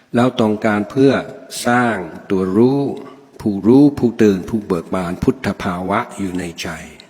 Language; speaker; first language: Thai; non-native, fluent; English